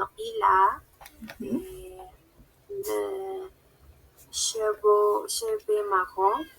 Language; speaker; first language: French; non-native, learner; Spanish